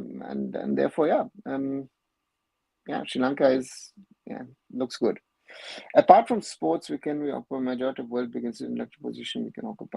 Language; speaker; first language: English; non-native, local second language; Bangla